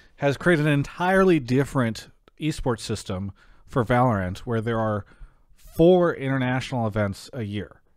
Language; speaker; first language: English; native; English